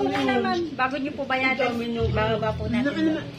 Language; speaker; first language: Filipino; native; Filipino